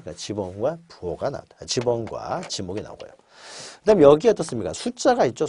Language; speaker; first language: Korean; native; Korean